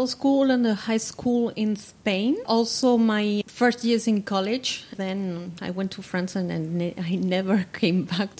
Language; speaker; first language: English; non-native, fluent; Spanish